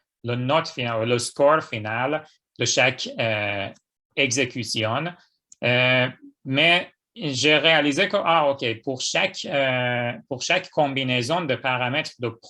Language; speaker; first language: French; non-native, fluent; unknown